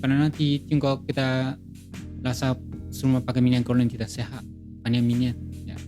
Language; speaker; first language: Indonesian; non-native, learner; Chinese